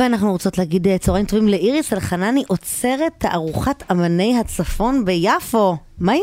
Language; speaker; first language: Hebrew; native; Hebrew